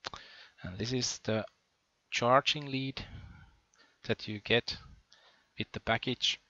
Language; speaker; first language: English; non-native, fluent; Finnish